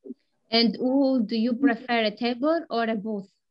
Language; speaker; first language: English; non-native, learner; Italian